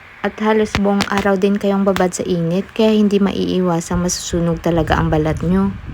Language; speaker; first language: Filipino; native; Filipino